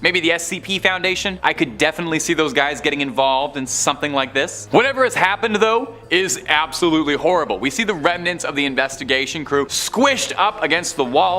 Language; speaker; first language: English; native; English